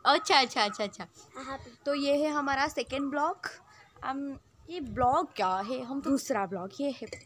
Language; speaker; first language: Hindi; non-native, local second language; Odia